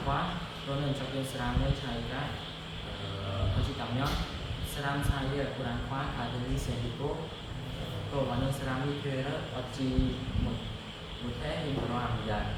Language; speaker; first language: Korean; non-native, learner; Khmer